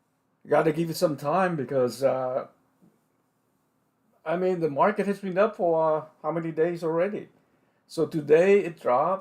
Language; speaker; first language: English; non-native, fluent; Vietnamese